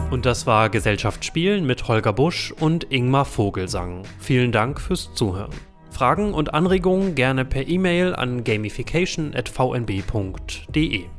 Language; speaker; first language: German; native; German